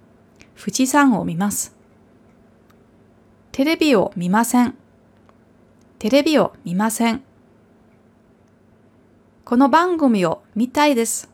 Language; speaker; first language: Japanese; non-native, fluent; German